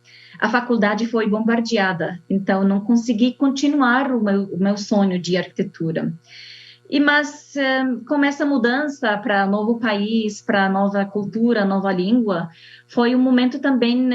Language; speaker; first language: Portuguese; non-native, fluent; Arabic